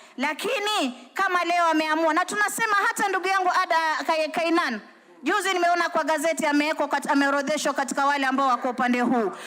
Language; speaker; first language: Swahili; native; Swahili